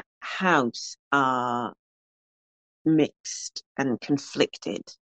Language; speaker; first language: English; native; English